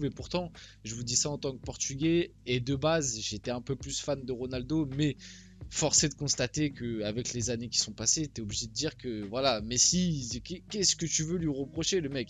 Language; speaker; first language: French; early bilingual, other home language; Portuguese